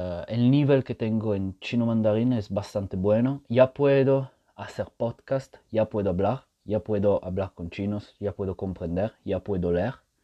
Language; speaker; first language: Spanish; non-native, fluent; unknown